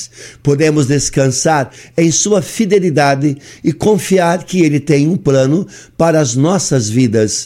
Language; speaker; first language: Portuguese; native; Portuguese